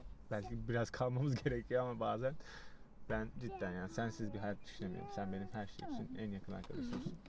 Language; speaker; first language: Turkish; native; Turkish